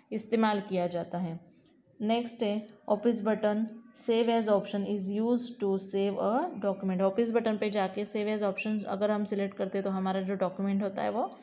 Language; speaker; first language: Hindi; non-native, local second language; Gujarati